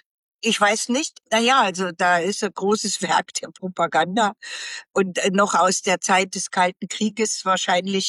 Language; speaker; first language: German; native; German